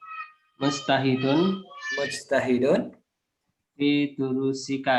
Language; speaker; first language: Arabic; non-native, learner; Indonesian